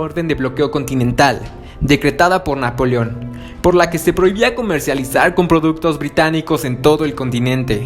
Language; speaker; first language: Spanish; native; Spanish